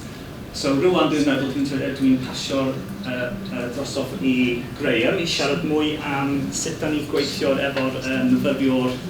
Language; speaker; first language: Welsh; non-native, learner; English